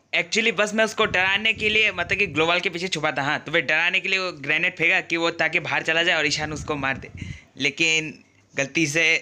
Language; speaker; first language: Hindi; native; Hindi